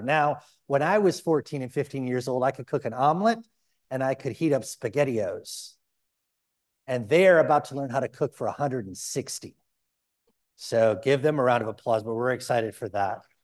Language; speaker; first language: English; native; English